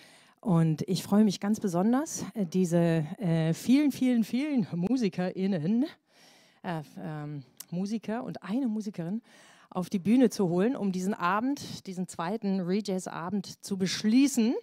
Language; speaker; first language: German; native; German